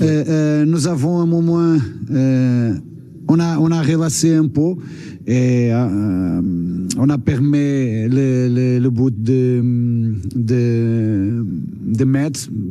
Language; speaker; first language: French; non-native, learner; Portuguese